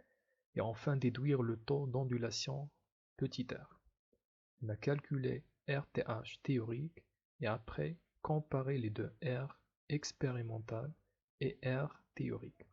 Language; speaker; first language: French; non-native, local second language; Arabic